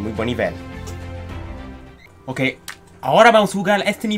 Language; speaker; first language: Spanish; early bilingual, heritage; Spanish